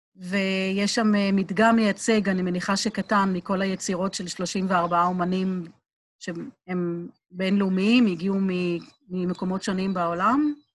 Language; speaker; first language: Hebrew; native; Hebrew